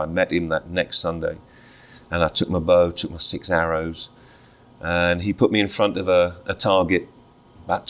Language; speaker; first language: English; native; English